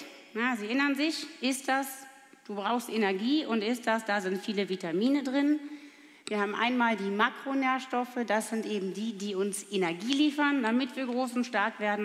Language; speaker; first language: German; native; German